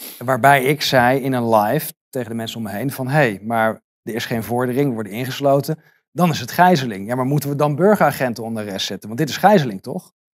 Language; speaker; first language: Dutch; native; Dutch